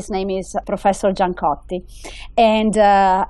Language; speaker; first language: English; non-native, fluent; Italian